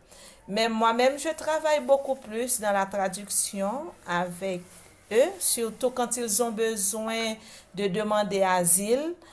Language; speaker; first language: French; non-native, local second language; Haitian Creole